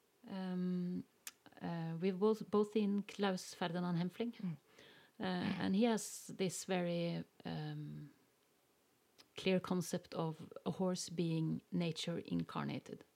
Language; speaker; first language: English; non-native, fluent; Norwegian